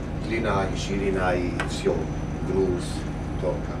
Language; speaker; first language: Russian; non-native, learner; Hungarian